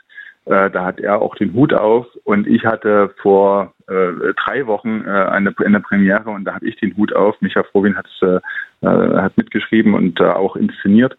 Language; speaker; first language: German; native; German